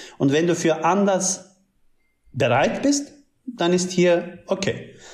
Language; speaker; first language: German; early bilingual, other home language; Turkish